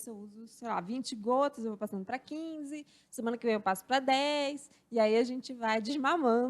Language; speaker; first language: Portuguese; native; Portuguese